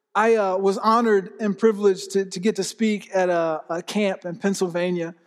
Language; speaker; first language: English; native; English